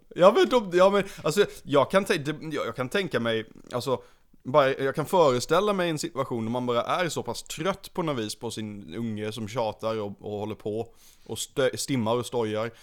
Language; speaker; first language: Swedish; native; Swedish